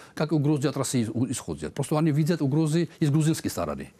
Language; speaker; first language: Russian; non-native, local second language; Georgian